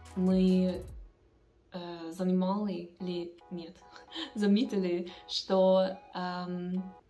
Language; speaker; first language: Russian; non-native, learner; English